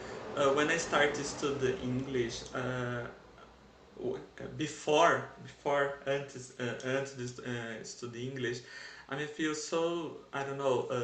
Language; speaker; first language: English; non-native, learner; Portuguese